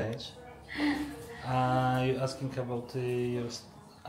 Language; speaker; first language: English; non-native, learner; Polish